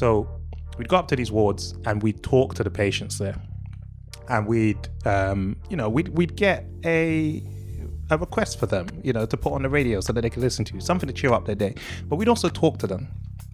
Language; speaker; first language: English; native; English